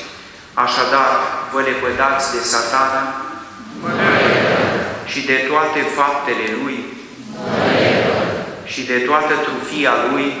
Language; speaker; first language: Romanian; native; Romanian